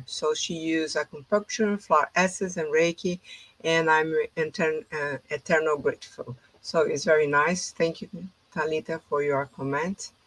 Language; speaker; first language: English; non-native, fluent; Portuguese